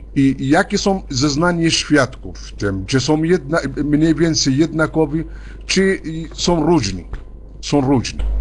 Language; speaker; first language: Polish; non-native, fluent; Arabic